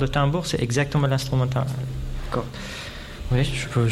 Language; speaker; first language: French; non-native, fluent; Persian